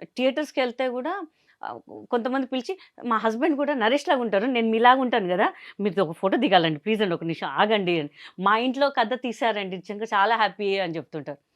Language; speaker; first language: Telugu; non-native, local second language; Hindi